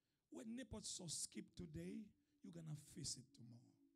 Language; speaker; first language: English; non-native, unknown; Haitian Creole